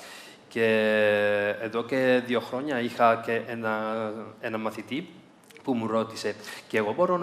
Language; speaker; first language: Greek; non-native, fluent; Spanish